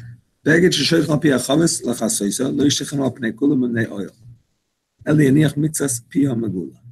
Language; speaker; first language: Hebrew; non-native, fluent; English